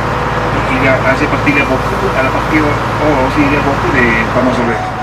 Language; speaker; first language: French; non-native, learner; Spanish